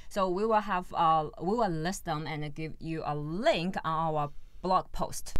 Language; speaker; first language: English; non-native, fluent; Chinese